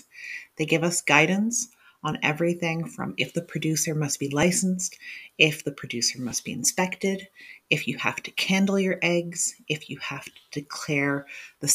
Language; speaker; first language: English; native; English